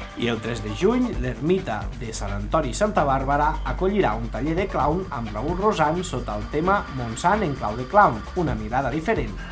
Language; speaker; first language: Catalan; native; Catalan